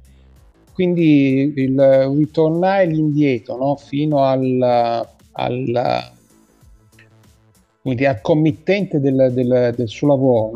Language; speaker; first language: Italian; native; Italian